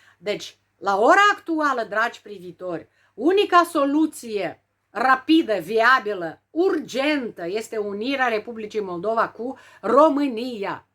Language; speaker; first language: Romanian; native; Romanian